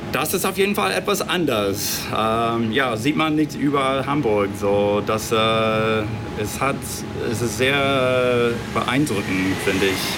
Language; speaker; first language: German; non-native, learner; English